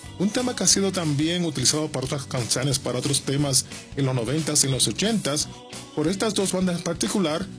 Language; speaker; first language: Spanish; native; Spanish